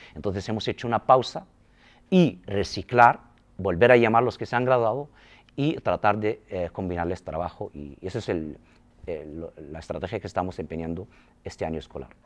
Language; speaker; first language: Spanish; non-native, local second language; Arabic